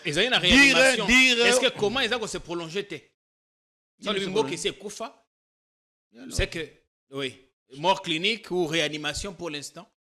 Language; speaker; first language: French; non-native, local second language; Lingala